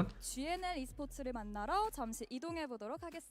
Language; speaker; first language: Korean; native; Korean